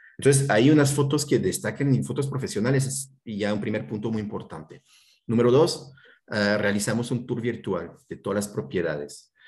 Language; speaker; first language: Spanish; non-native, fluent; French